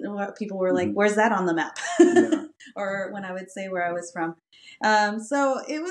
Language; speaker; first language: English; early bilingual, other home language; Spanish